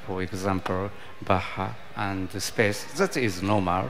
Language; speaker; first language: English; non-native, learner; Japanese